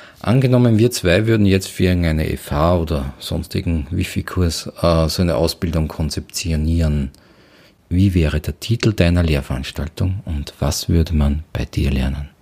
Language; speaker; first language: German; native; German